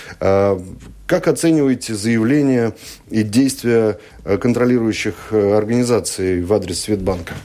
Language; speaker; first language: Russian; native; Russian